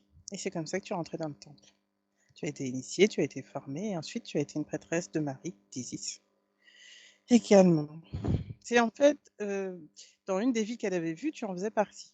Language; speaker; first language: French; native; French